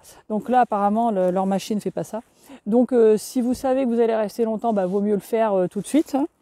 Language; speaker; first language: French; native; French